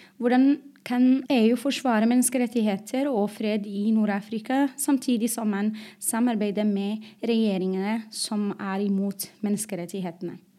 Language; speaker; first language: Norwegian; non-native, fluent; Arabic